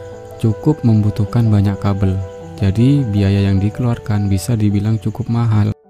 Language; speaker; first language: Indonesian; native; Indonesian